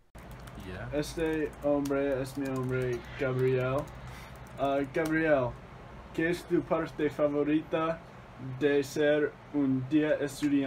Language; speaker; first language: Spanish; non-native, learner; English